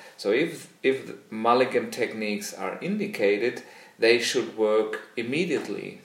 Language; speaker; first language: English; non-native, fluent; German